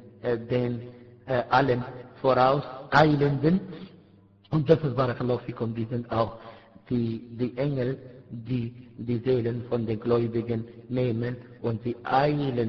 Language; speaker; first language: German; non-native, fluent; Arabic